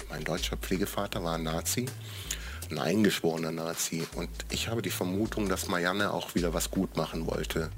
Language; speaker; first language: German; early bilingual, other home language; Croatian